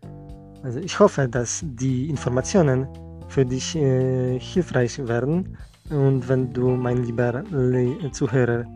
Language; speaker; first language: German; non-native, fluent; Polish